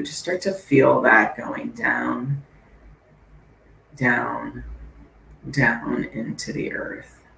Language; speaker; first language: English; native; English